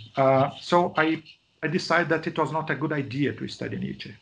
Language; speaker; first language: English; non-native, fluent; Portuguese